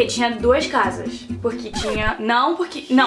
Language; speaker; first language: Portuguese; early bilingual, heritage; Portuguese